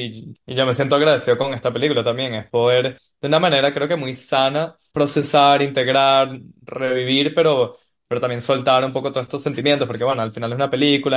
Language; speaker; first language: Spanish; native; Spanish